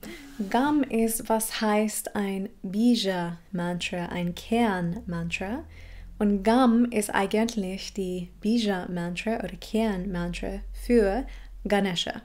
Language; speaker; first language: German; non-native, fluent; English